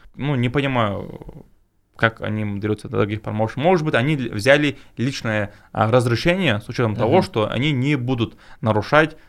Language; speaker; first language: Russian; non-native, local second language; Chechen